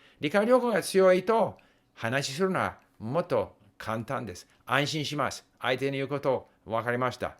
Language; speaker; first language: Japanese; non-native, fluent; English